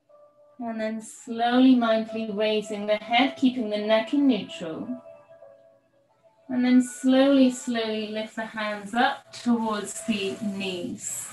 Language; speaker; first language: English; native; English